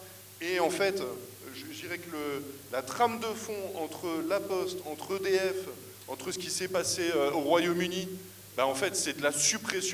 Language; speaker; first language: French; native; French